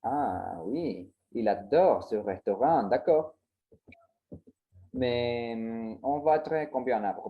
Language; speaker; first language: French; non-native, learner; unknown